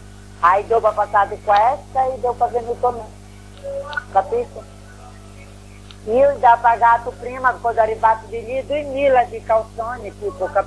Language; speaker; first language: Italian; non-native, learner; Portuguese